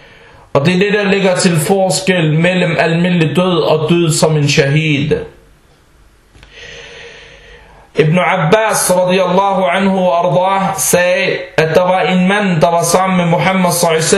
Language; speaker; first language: Danish; early bilingual, other home language; Arabic